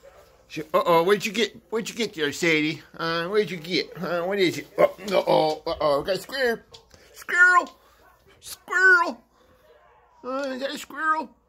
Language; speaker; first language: English; native; English